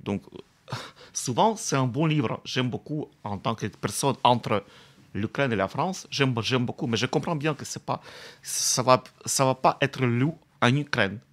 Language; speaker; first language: French; non-native, fluent; Russian